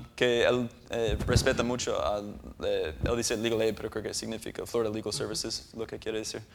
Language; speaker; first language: Spanish; non-native, fluent; English